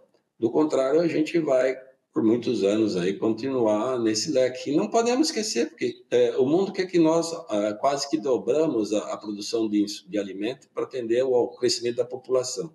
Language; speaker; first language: Portuguese; native; Portuguese